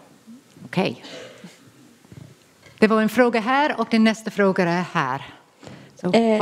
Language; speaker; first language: Swedish; non-native, fluent; English